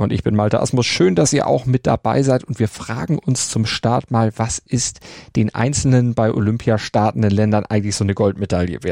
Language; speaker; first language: German; native; German